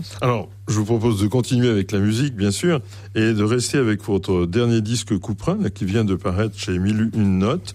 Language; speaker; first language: French; native; French